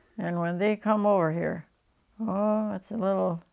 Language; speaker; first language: English; early bilingual, other home language; German